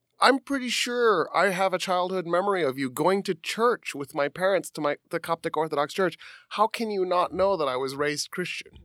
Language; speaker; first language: English; early bilingual, other home language; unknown